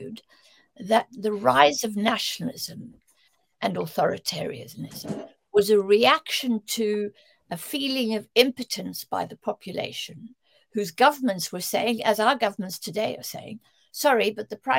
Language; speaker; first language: English; native; English